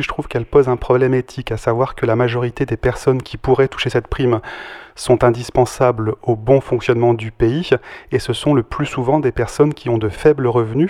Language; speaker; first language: French; native; French